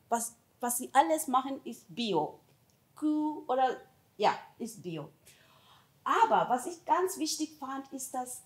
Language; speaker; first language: German; non-native, fluent; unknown